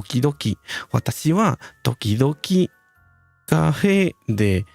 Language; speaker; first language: Japanese; non-native, learner; Spanish